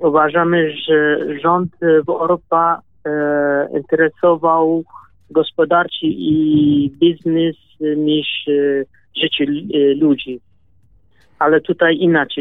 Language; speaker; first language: Polish; non-native, learner; Kurdish